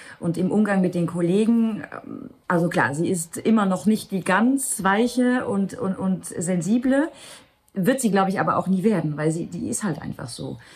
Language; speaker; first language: German; non-native, local second language; Luxembourgish